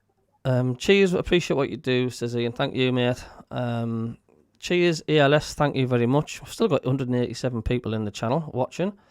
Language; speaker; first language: English; native; English